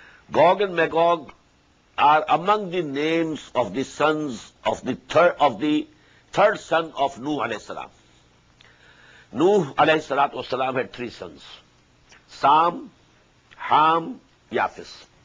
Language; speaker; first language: English; non-native, local second language; Urdu